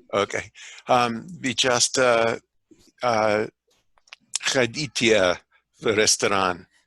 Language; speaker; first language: Russian; non-native, learner; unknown